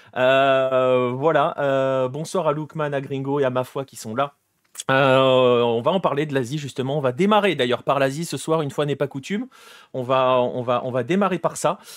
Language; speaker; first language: French; native; French